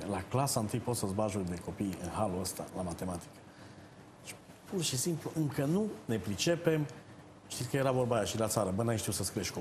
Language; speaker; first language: Romanian; native; Romanian